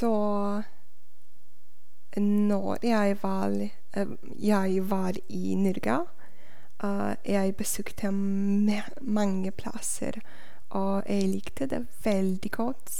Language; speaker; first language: Norwegian; non-native, learner; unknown